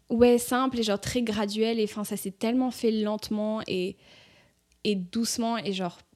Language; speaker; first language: French; native; French